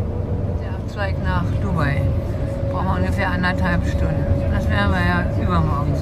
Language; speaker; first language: German; native; German